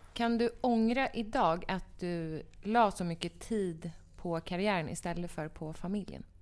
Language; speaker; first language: Swedish; native; Swedish